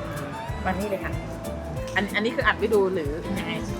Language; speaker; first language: Thai; native; Thai